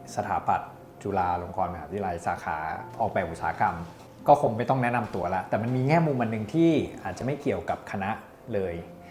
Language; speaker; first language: Thai; native; Thai